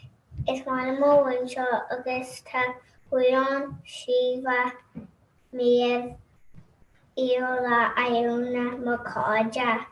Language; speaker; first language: Irish; non-native, local second language; English